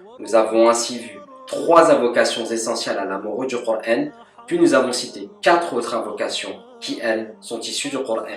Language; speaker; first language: French; native; French